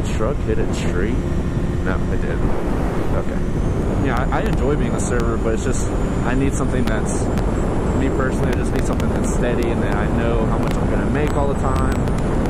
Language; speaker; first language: English; native; English